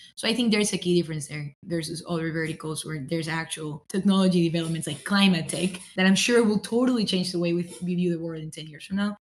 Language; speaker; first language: English; non-native, fluent; Spanish